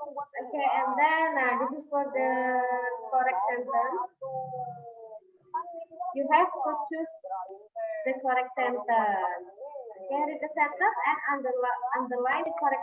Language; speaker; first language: English; non-native, fluent; Indonesian